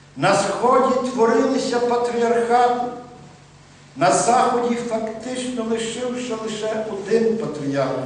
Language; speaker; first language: Ukrainian; native; Ukrainian